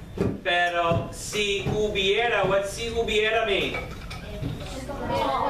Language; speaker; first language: Spanish; non-native, fluent; English